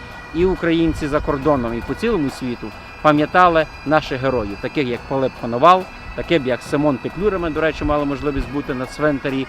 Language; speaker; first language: Ukrainian; native; Ukrainian